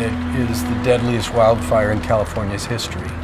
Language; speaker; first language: English; native; English